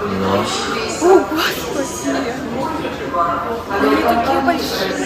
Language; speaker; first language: Russian; native; Russian